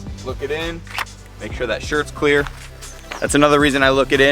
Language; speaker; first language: English; native; English